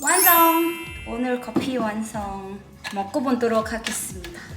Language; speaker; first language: Korean; non-native, learner; Thai